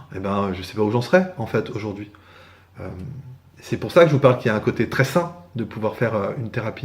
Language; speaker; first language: French; native; French